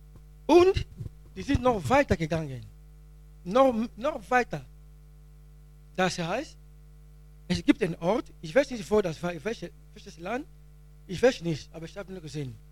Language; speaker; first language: German; non-native, learner; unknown